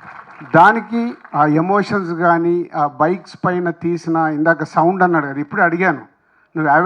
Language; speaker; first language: Telugu; native; Telugu